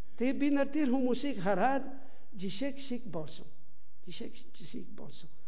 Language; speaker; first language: Mongolian; non-native, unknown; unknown